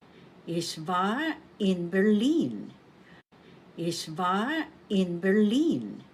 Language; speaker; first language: German; non-native, fluent; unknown